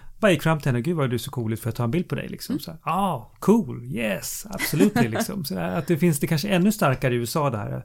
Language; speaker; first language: Swedish; native; Swedish